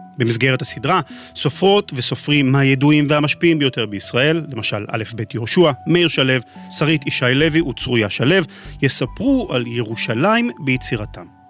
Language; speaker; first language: Hebrew; native; Hebrew